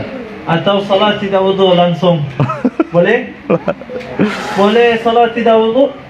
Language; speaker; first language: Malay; non-native, fluent; Arabic